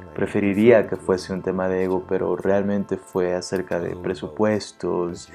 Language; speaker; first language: Spanish; non-native, fluent; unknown